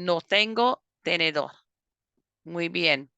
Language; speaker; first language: Spanish; non-native, fluent; English